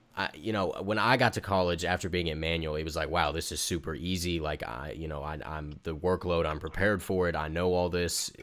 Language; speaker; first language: English; native; English